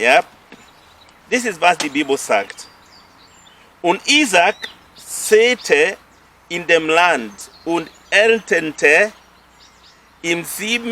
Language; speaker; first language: German; non-native, fluent; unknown